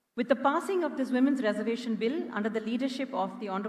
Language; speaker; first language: English; non-native, local second language; Malayalam